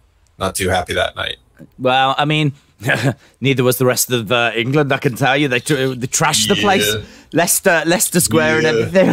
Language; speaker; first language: English; native; English